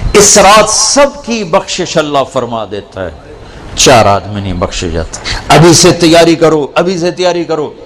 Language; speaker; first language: Urdu; non-native, local second language; Punjabi